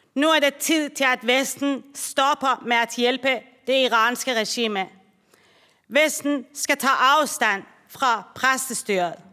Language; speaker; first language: Danish; non-native, fluent; Persian